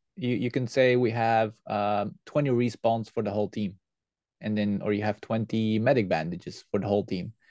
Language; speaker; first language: English; non-native, fluent; Dutch